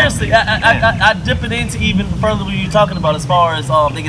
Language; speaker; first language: English; native; English